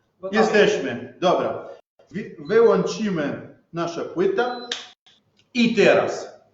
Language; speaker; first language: Polish; non-native, learner; Italian